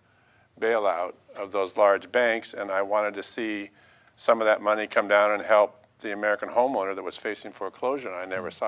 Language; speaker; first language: English; native; English